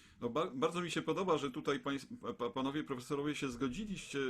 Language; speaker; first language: Polish; native; Polish